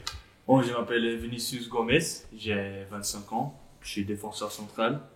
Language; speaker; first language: French; non-native, learner; Portuguese